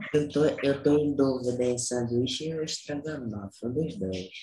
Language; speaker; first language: Portuguese; native; Portuguese